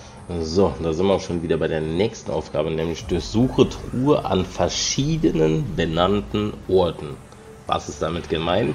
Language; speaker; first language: German; native; German